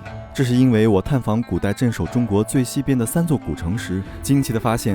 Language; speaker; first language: Chinese; native; Chinese